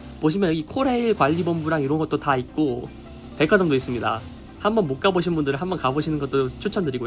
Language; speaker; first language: Korean; native; Korean